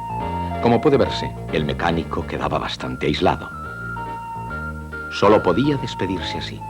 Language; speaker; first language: Spanish; native; Spanish